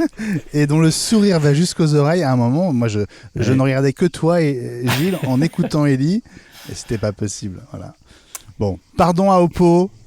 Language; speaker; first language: French; native; French